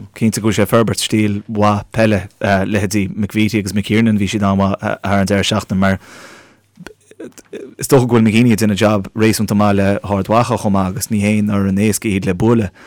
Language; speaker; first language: Irish; native; Irish